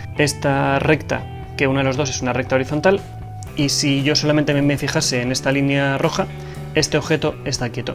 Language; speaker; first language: Spanish; native; Spanish